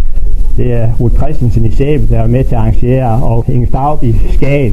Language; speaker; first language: Danish; native; Danish